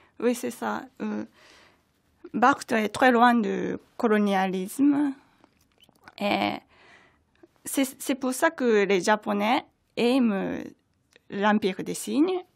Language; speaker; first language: French; non-native, fluent; Japanese